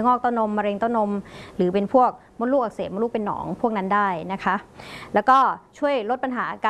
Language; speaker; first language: Thai; native; Thai